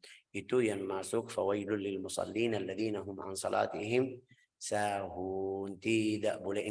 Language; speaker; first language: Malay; non-native, fluent; Arabic